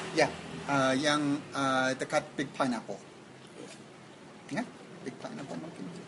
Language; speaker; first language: Indonesian; non-native, learner; English